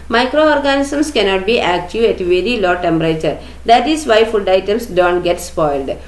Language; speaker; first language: English; non-native, local second language; Malayalam